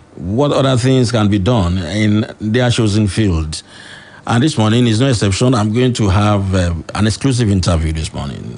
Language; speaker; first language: English; non-native, local second language; Yoruba